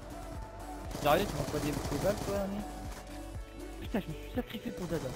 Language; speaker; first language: French; native; French